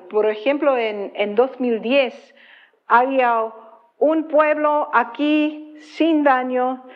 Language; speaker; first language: Spanish; non-native, fluent; English